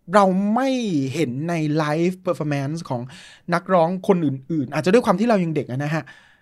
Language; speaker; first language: Thai; native; Thai